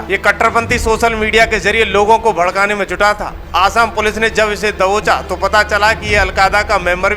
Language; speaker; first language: Hindi; native; Hindi